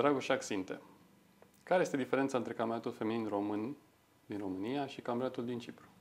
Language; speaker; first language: Romanian; native; Romanian